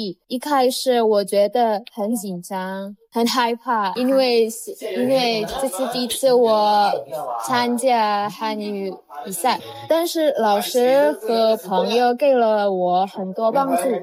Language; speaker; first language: Chinese; non-native, learner; Indonesian